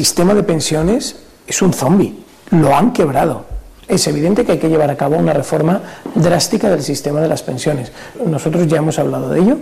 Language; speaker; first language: Spanish; native; Spanish